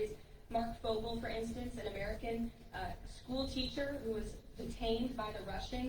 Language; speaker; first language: English; native; English